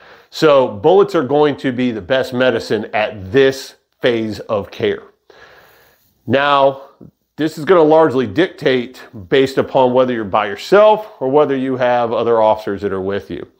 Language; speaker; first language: English; native; English